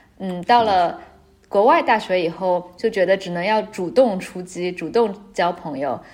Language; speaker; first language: Chinese; native; Chinese